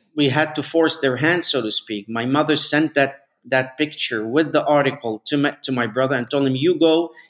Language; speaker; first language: English; non-native, fluent; Arabic